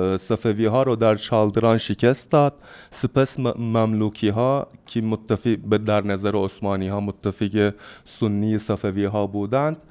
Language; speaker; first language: Persian; non-native, fluent; Turkish